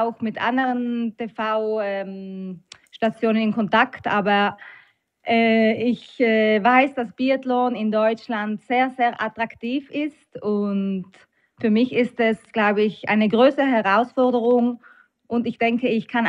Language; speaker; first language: German; native; German